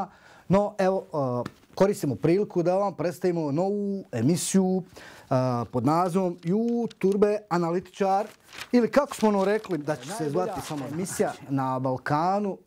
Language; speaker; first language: Croatian; native; Croatian